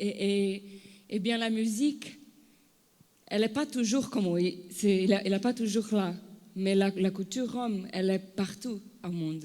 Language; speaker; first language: French; non-native, learner; Portuguese